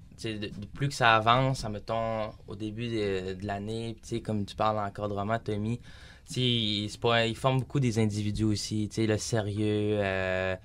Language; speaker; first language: French; native; French